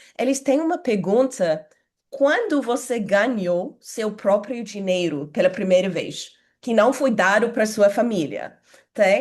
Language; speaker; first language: Portuguese; non-native, fluent; English